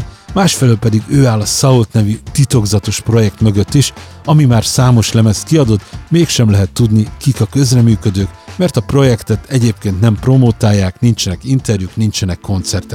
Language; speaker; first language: Hungarian; native; Hungarian